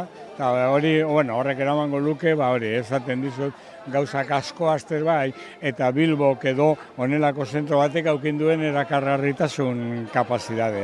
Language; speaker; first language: Basque; native; Basque